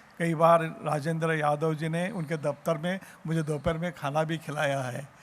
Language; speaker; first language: Hindi; non-native, local second language; Marathi